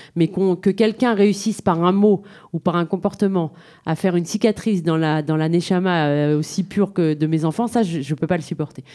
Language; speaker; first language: French; native; French